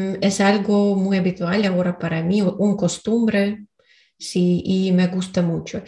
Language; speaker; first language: Spanish; non-native, learner; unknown